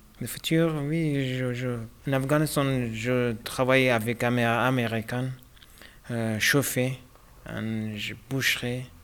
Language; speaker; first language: French; non-native, learner; Pashto